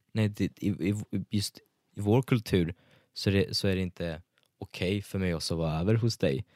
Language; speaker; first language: Swedish; early bilingual, other home language; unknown